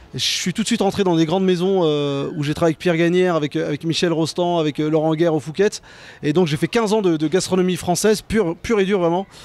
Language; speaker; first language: French; native; French